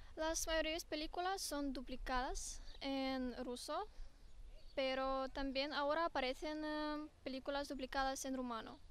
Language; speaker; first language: Spanish; non-native, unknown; Romanian